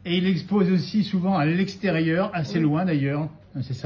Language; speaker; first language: French; native; French